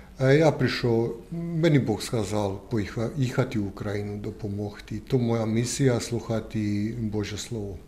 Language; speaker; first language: Ukrainian; non-native, learner; Croatian